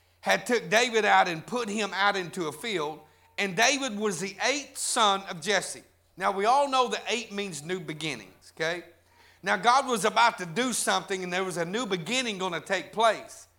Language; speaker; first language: English; native; English